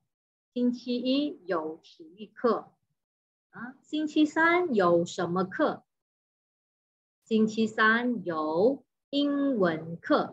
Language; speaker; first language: Chinese; non-native, fluent; Indonesian